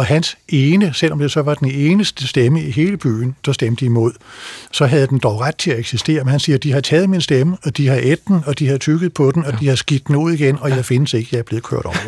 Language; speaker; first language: Danish; native; Danish